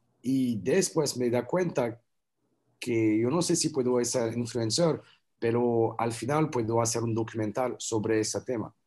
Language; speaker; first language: Spanish; non-native, learner; French